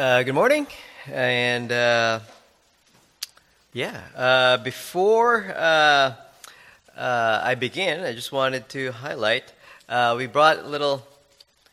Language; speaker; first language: English; non-native, local second language; Filipino